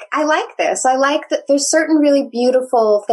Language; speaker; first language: English; native; English